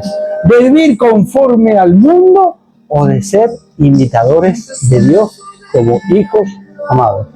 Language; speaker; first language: Spanish; native; Spanish